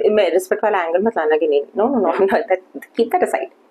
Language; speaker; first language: Hindi; native; Hindi